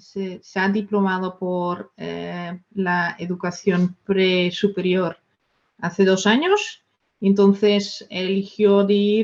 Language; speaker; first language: Spanish; non-native, fluent; Dutch